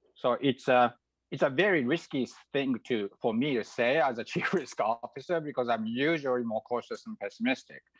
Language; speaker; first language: English; non-native, fluent; Croatian